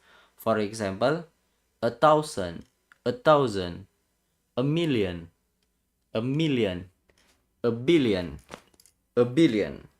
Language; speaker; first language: English; non-native, learner; Indonesian